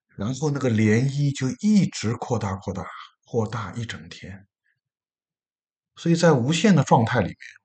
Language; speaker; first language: Chinese; native; Chinese